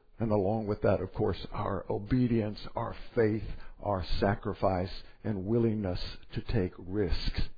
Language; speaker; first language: English; native; English